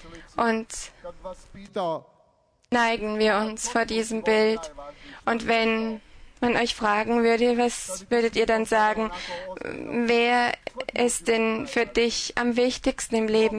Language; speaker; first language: German; non-native, fluent; Croatian